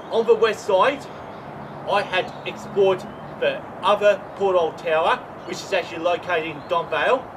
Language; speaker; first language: English; native; English